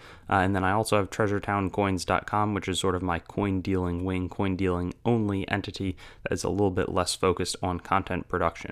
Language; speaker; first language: English; native; English